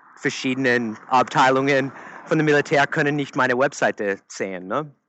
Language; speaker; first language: German; early bilingual, other home language; English